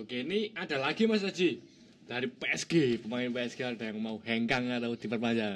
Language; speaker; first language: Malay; non-native, local second language; Javanese